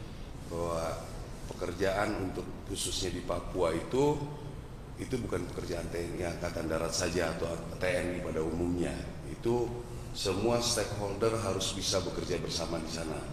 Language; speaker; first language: Indonesian; native; Indonesian